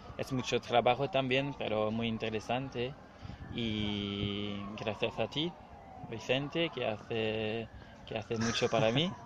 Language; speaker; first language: Spanish; non-native, learner; French